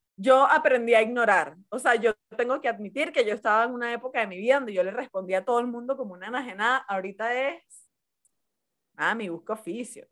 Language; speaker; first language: Spanish; native; Spanish